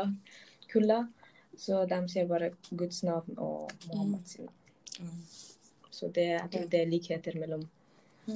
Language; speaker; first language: Norwegian; non-native, local second language; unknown